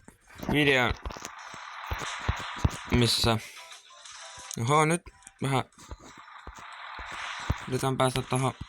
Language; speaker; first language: Finnish; native; Finnish